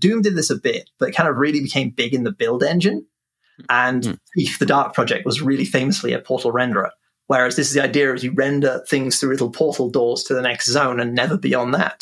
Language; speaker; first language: English; native; English